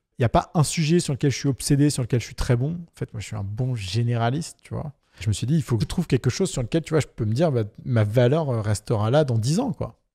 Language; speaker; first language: French; native; French